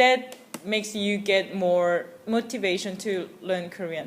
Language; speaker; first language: English; non-native, fluent; Korean